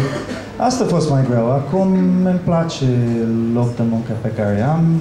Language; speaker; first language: Romanian; non-native, fluent; English